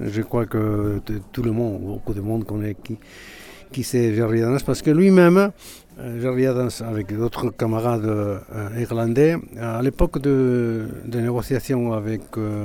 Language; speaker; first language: French; non-native, fluent; Basque